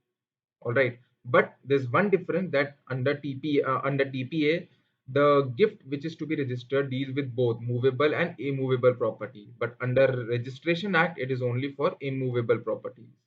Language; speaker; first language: English; non-native, local second language; Hindi